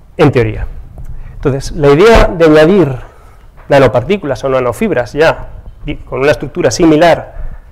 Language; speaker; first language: Spanish; native; Spanish